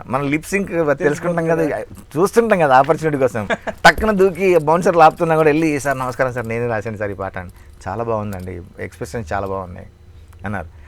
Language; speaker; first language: Telugu; native; Telugu